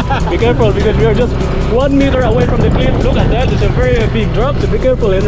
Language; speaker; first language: English; non-native, local second language; Cebuano